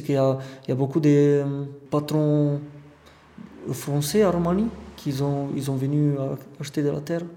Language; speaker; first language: French; non-native, fluent; Romanian